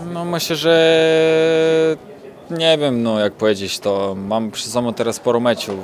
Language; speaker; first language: Polish; non-native, fluent; Ukrainian